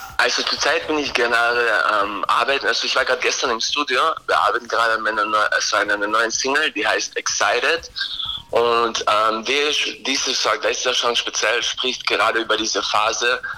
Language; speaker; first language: German; early bilingual, other home language; Croatian